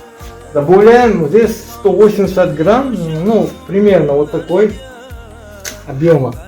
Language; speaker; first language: Russian; non-native, learner; Uzbek